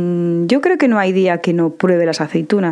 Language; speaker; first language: Spanish; native; Spanish